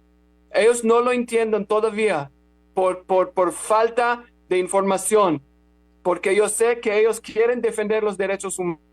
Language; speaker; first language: Spanish; non-native, fluent; Hebrew